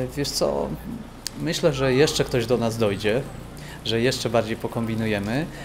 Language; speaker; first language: Polish; native; Polish